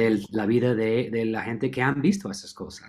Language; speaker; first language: Spanish; non-native, fluent; English